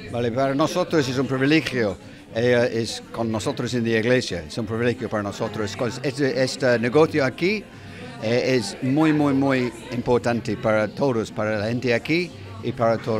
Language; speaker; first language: Spanish; non-native, learner; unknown